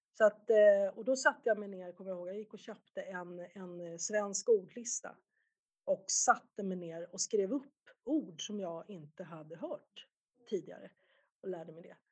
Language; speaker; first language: Swedish; early bilingual, other home language; Arabic